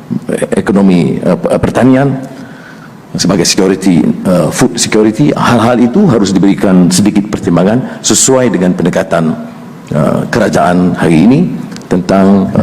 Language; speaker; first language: Malay; native; Malay